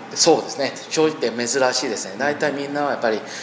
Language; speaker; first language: Japanese; non-native, fluent; Chinese